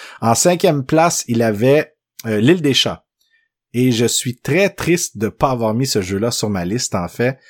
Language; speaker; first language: French; native; French